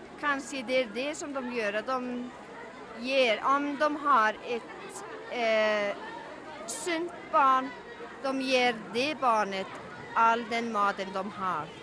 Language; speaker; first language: Swedish; non-native, learner; Icelandic